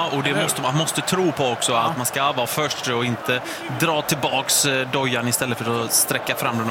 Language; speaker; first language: Swedish; native; Swedish